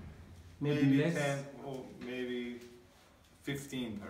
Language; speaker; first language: English; non-native, learner; Persian